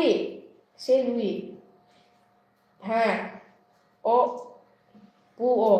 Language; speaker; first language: French; non-native, learner; Azerbaijani